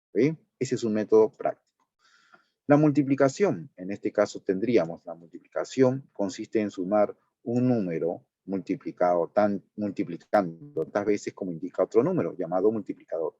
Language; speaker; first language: Spanish; native; Spanish